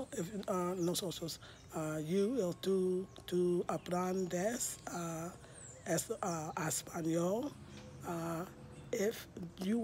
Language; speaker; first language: Spanish; non-native, learner; English